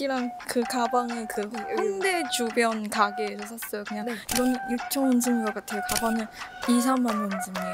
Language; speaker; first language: Korean; non-native, learner; Cantonese